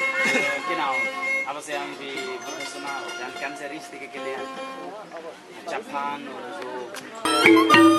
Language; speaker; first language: German; non-native, learner; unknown